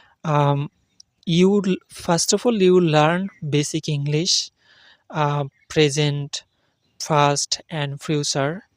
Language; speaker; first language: English; non-native, learner; Bangla